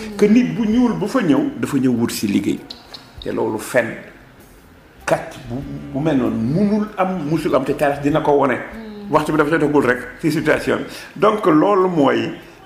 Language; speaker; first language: Wolof; non-native, local second language; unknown